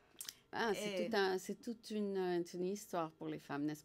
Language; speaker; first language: French; native; French